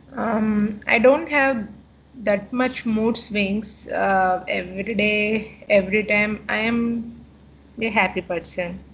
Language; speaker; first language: English; non-native, local second language; Telugu